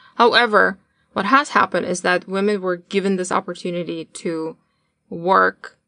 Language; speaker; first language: English; non-native, fluent; Russian